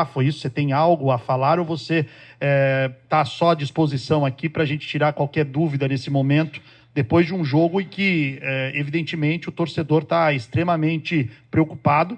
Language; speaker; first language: Portuguese; native; Portuguese